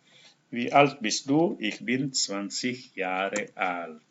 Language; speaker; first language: German; non-native, fluent; Indonesian